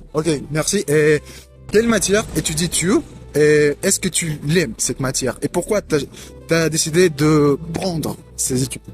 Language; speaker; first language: French; non-native, fluent; Russian